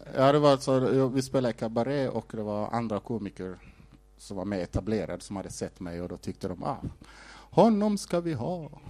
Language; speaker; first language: Swedish; non-native, fluent; Somali